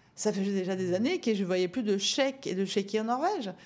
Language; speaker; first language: French; non-native, fluent; Norwegian